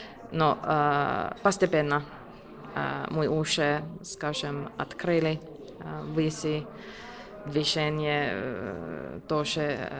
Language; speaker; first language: Russian; non-native, learner; Finnish